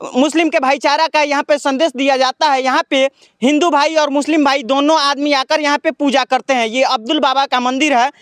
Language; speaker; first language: Hindi; native; Hindi